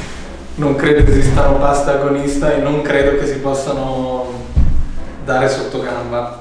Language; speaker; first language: Italian; native; Italian